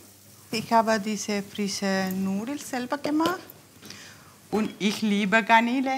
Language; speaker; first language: German; non-native, learner; Tamil